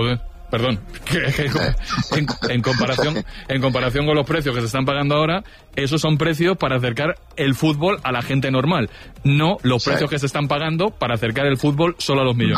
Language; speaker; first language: Spanish; native; Spanish